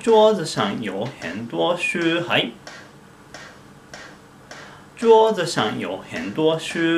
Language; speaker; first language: Chinese; non-native, fluent; Japanese